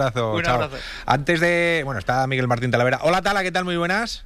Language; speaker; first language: Spanish; native; Spanish